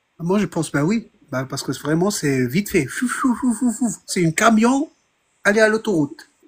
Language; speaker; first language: French; non-native, learner; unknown